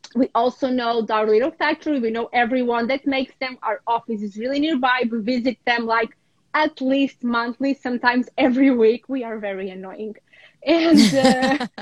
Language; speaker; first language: English; non-native, fluent; Ukrainian